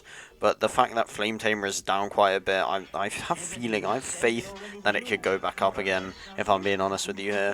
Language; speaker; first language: English; native; English